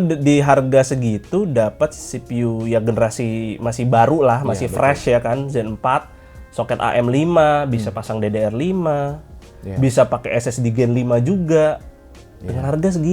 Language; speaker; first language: Indonesian; native; Indonesian